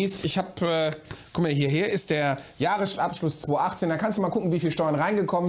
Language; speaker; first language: German; native; German